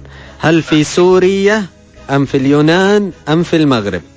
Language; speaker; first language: Arabic; native; Arabic